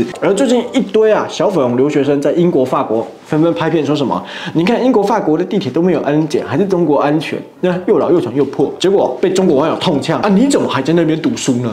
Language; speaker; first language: Chinese; native; Chinese